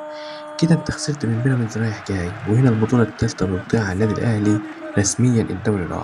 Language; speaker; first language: Arabic; native; Arabic